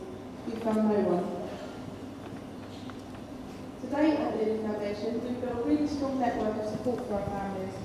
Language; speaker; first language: English; native; English